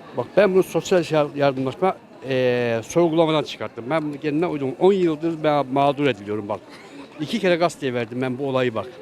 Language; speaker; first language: Turkish; native; Turkish